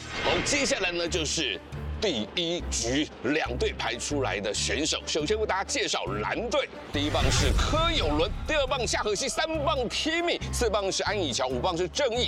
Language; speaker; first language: Chinese; native; Chinese